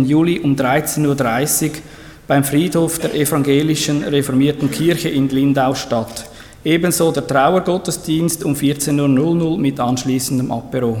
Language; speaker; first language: German; native; German